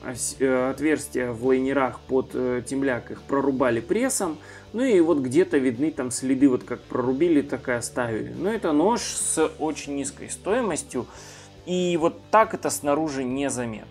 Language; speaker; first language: Russian; native; Russian